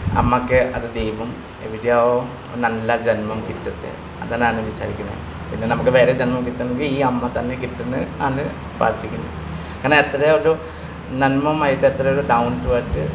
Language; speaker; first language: Malayalam; non-native, local second language; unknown